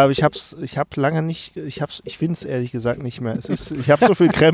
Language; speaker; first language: German; native; German